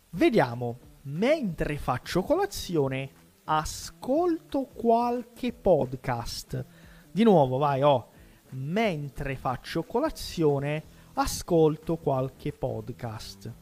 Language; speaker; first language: Italian; non-native, fluent; Portuguese